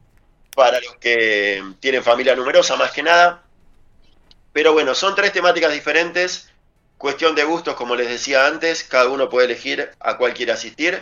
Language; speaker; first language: Spanish; native; Spanish